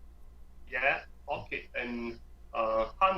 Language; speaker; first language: English; non-native, learner; Chinese